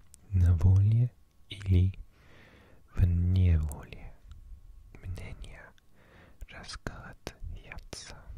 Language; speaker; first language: Russian; non-native, learner; English